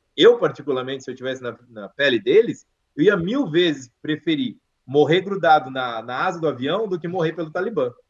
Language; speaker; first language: Portuguese; native; Portuguese